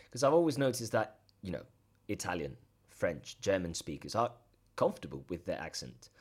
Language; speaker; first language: English; non-native, fluent; Spanish